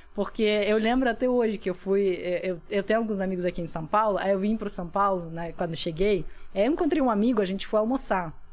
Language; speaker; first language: Portuguese; non-native, fluent; Russian